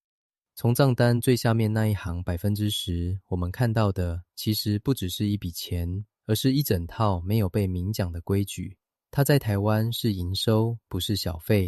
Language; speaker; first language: Chinese; native; Chinese